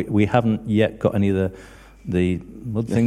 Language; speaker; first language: English; native; English